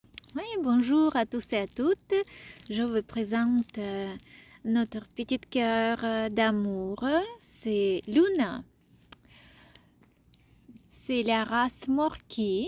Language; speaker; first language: French; non-native, fluent; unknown